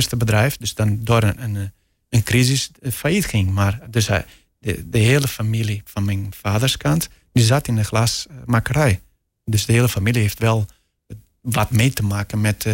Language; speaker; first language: Dutch; non-native, fluent; Portuguese